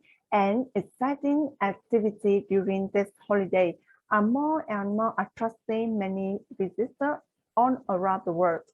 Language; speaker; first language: English; non-native, learner; Vietnamese